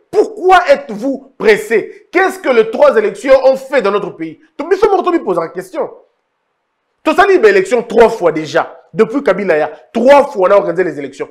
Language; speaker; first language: French; non-native, local second language; Lingala